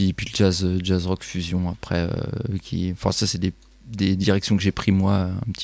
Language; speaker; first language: French; native; French